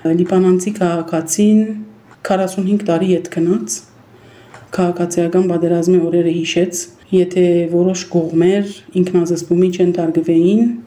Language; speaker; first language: Armenian; early bilingual, heritage; Armenian